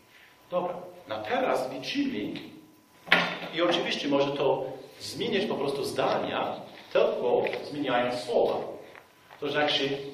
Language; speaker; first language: Polish; non-native, fluent; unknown